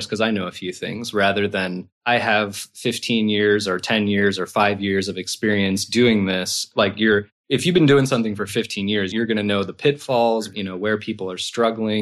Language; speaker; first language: English; native; English